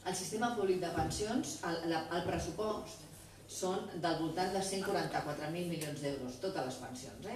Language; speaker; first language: Catalan; non-native, local second language; Spanish